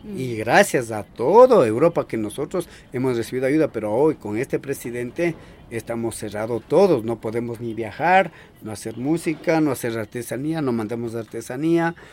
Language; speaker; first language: Spanish; non-native, local second language; Quechua